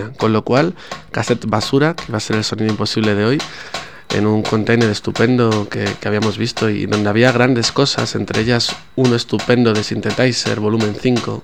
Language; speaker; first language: Spanish; native; Spanish